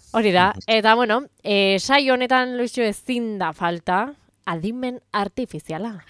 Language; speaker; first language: Basque; native; Basque